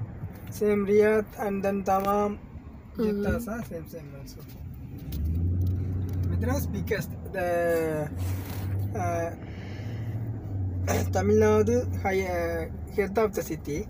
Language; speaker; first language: English; non-native, local second language; Tamil